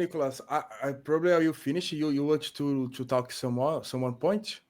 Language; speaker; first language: English; non-native, learner; Portuguese